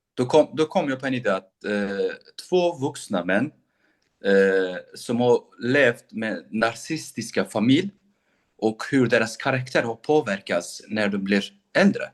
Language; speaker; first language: Swedish; non-native, local second language; Kurdish